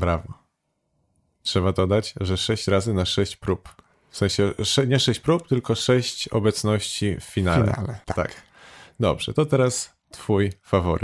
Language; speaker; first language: Polish; native; Polish